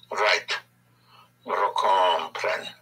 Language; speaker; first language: Spanish; non-native, learner; English